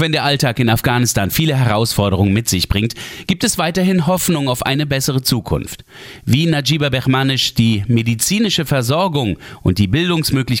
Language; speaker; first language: German; native; German